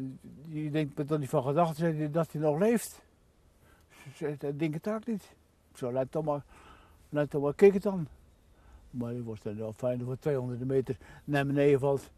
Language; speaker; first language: Dutch; native; Dutch